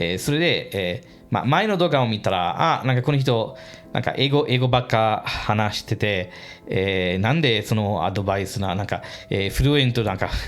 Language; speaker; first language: Japanese; non-native, fluent; English